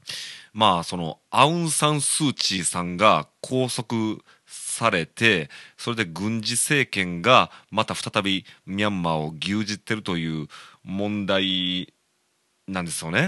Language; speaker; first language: Japanese; native; Japanese